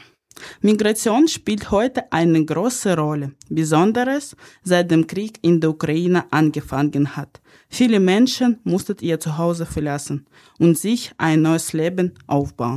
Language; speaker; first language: German; non-native, fluent; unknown